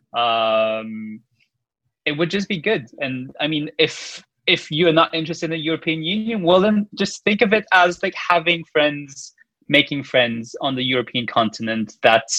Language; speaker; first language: English; non-native, fluent; Luxembourgish